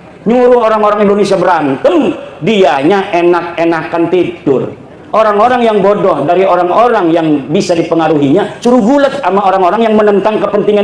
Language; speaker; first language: Indonesian; non-native, local second language; Javanese